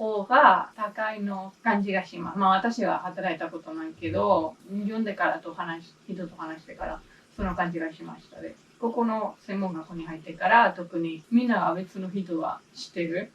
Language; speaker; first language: Japanese; non-native, learner; English